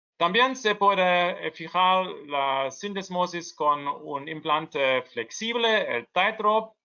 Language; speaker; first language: Spanish; non-native, learner; German